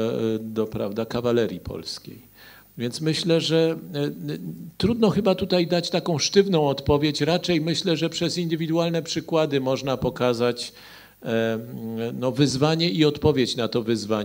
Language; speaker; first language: Polish; native; Polish